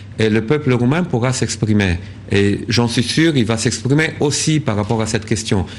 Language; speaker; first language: French; non-native, fluent; Romanian